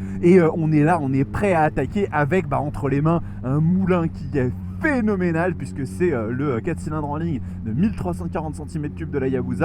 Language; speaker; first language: French; native; French